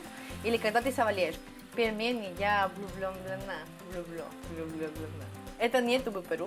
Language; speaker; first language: Russian; non-native, fluent; Spanish